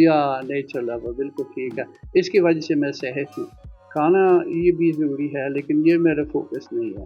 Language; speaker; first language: Hindi; non-native, fluent; Dutch